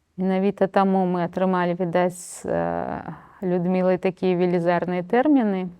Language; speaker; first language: Belarusian; non-native, local second language; Russian